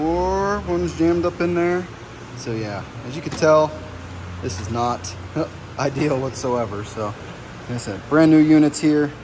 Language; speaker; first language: English; native; English